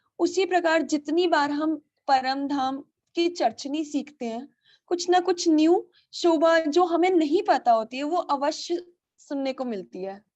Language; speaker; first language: Hindi; native; Hindi